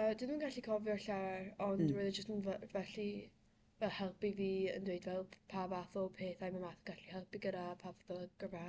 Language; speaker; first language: Welsh; non-native, local second language; English